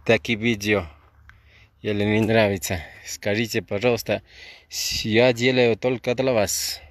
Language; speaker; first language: Russian; non-native, learner; Spanish